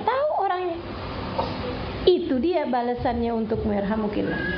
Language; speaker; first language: Indonesian; native; Indonesian